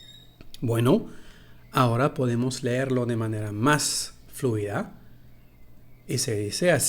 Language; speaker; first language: Spanish; non-native, fluent; French